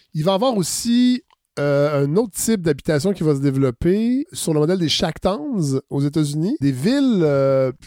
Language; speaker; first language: French; native; French